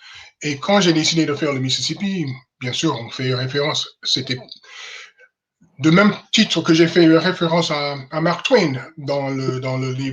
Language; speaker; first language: French; non-native, fluent; English